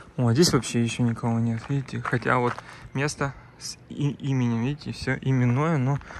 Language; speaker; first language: Russian; native; Russian